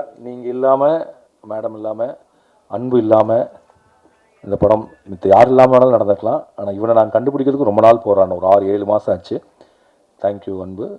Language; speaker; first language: Tamil; native; Tamil